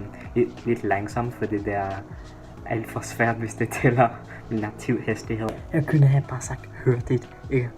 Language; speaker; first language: Danish; non-native, learner; English